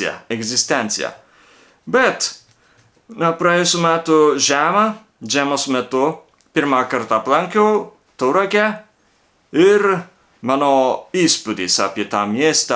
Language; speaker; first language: Lithuanian; non-native, learner; Japanese